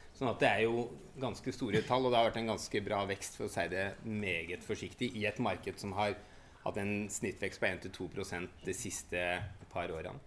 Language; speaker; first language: Norwegian; native; Norwegian